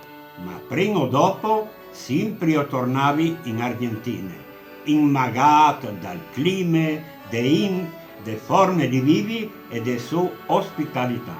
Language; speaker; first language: Italian; non-native, local second language; Friulian